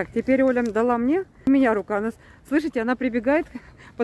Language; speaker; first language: Russian; native; Russian